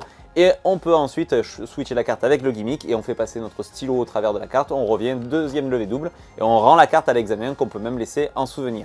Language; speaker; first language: French; native; French